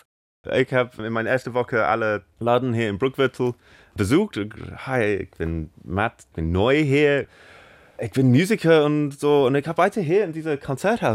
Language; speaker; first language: German; non-native, learner; English